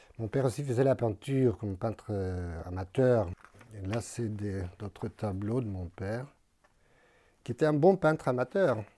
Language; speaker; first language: French; non-native, fluent; Spanish